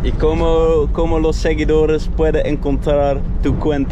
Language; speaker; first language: Spanish; non-native, learner; Dutch